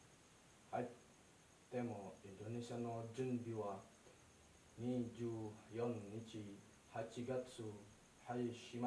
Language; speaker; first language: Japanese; non-native, learner; Indonesian